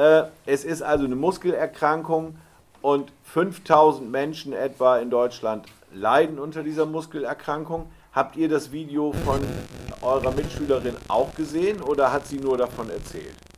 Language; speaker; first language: German; native; German